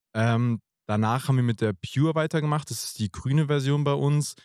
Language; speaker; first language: German; native; German